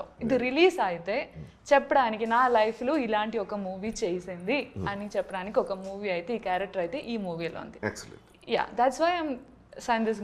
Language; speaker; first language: Telugu; non-native, learner; Malayalam